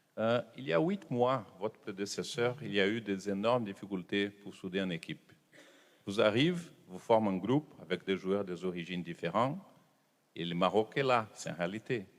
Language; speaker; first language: French; non-native, fluent; Portuguese